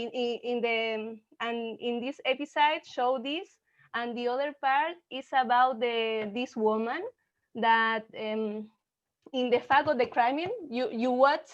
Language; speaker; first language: English; non-native, learner; Spanish